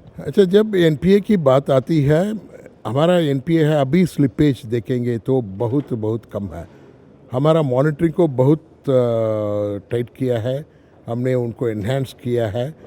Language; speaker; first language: Hindi; non-native, local second language; Tamil